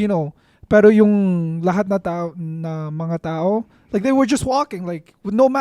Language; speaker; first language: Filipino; early bilingual, heritage; Filipino